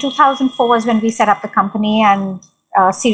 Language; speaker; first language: English; non-native, local second language; Hindi